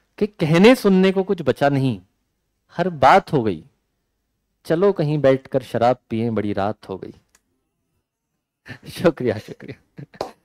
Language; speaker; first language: Hindi; native; Hindi